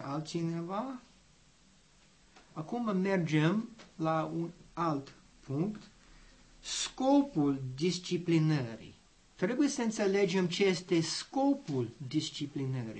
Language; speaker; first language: Romanian; non-native, learner; English